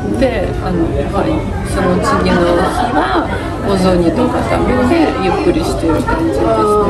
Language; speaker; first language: Japanese; non-native, fluent; Ukrainian